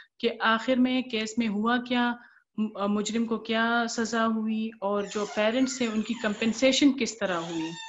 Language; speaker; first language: Urdu; non-native, local second language; Pashto